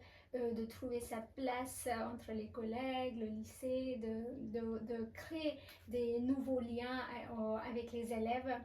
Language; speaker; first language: French; non-native, fluent; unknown